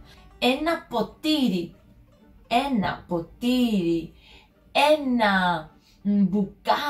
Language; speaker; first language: Greek; non-native, learner; English